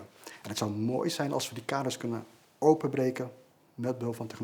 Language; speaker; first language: Dutch; native; Dutch